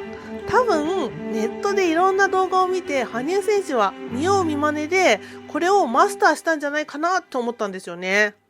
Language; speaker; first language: Japanese; native; Japanese